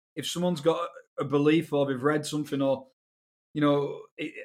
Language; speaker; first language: English; native; English